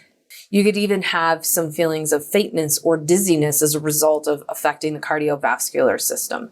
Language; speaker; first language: English; native; English